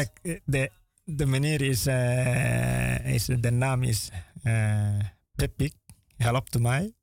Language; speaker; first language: Dutch; non-native, learner; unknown